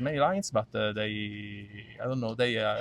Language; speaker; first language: English; non-native, learner; Italian